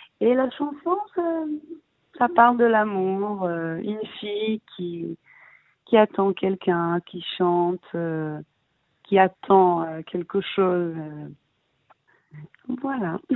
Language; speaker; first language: French; early bilingual, heritage; Hebrew